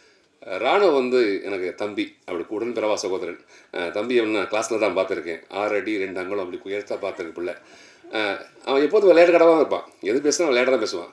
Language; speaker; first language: Tamil; native; Tamil